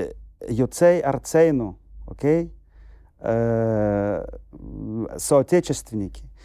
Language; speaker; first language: Hebrew; non-native, fluent; Russian